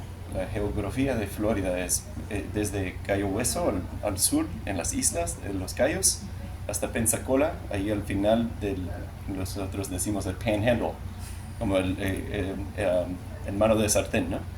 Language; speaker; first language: Spanish; non-native, learner; English